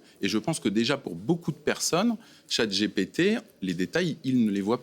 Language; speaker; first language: French; native; French